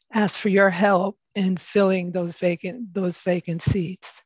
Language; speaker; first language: English; native; English